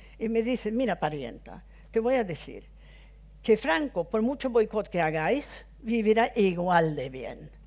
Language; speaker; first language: Spanish; non-native, fluent; Swedish